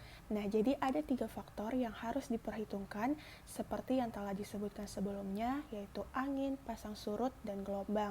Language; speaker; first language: Indonesian; native; Indonesian